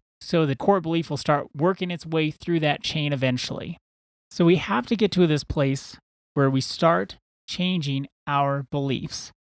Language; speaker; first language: English; native; English